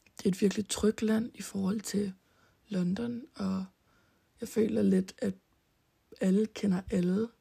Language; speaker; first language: Danish; early bilingual, heritage; Danish